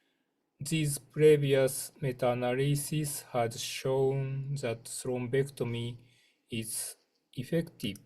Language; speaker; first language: English; non-native, fluent; Japanese